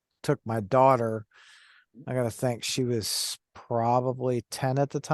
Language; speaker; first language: English; native; English